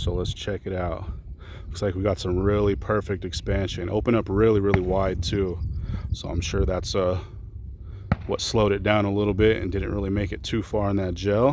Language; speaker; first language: English; native; English